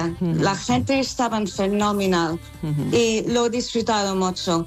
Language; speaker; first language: Spanish; non-native, fluent; English